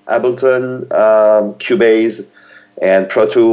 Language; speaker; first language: English; non-native, fluent; French